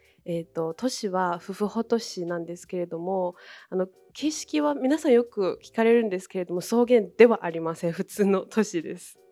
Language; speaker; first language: Japanese; non-native, fluent; Chinese